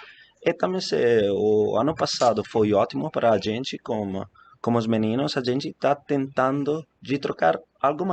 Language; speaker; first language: Portuguese; non-native, fluent; Italian